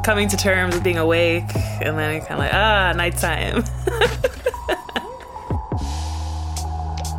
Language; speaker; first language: English; native; English